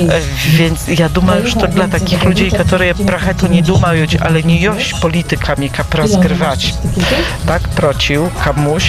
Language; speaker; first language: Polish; non-native, local second language; Belarusian